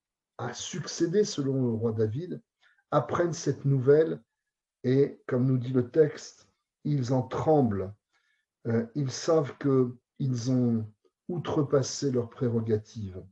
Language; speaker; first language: French; native; French